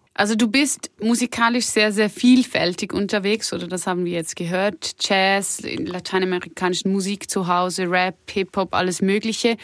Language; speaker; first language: German; native; German